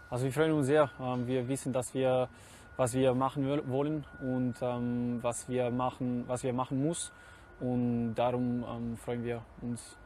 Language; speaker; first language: German; non-native, learner; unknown